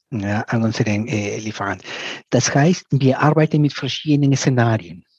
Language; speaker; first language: German; non-native, fluent; Spanish